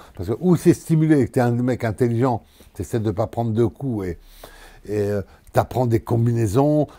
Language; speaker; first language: French; native; French